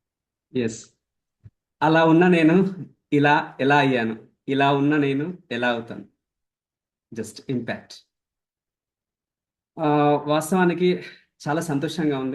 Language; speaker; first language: Telugu; native; Telugu